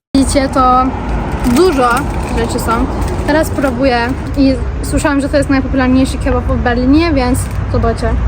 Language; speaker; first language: Polish; non-native, learner; Turkish